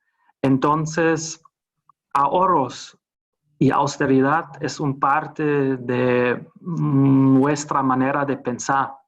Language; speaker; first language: Spanish; non-native, fluent; German